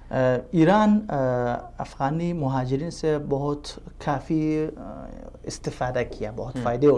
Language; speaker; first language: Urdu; non-native, fluent; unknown